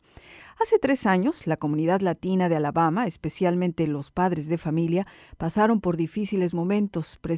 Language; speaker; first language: Spanish; native; Spanish